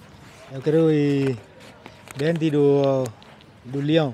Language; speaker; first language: Portuguese; non-native, learner; Vietnamese